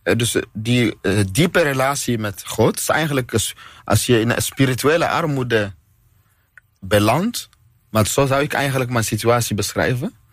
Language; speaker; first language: Dutch; non-native, fluent; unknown